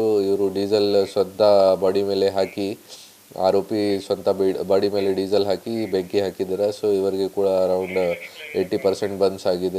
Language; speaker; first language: Kannada; non-native, fluent; Hindi